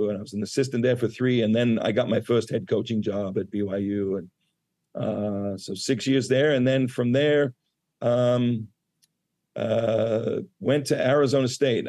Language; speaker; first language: English; native; English